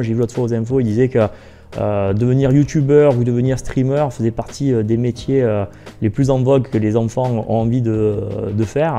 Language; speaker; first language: French; native; French